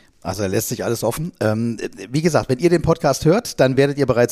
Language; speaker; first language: German; native; German